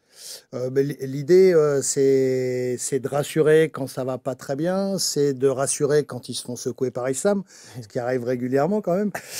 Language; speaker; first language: French; native; French